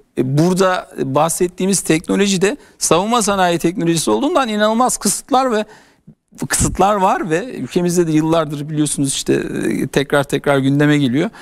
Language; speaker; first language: Turkish; native; Turkish